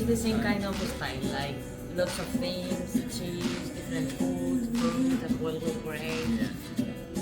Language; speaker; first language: English; non-native, learner; Spanish